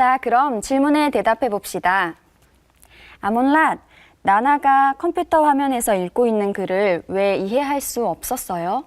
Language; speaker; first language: Korean; native; Korean